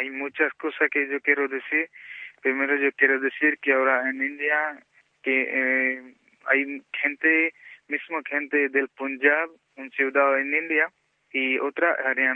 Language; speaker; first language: Spanish; non-native, learner; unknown